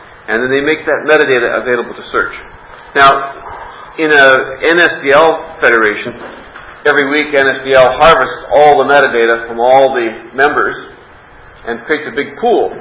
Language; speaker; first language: English; native; English